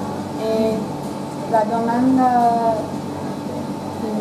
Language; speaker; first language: Italian; non-native, learner; English